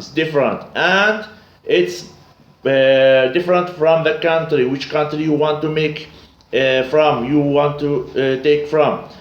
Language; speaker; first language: English; non-native, learner; Arabic